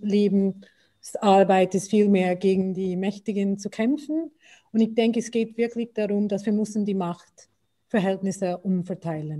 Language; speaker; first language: German; non-native, fluent; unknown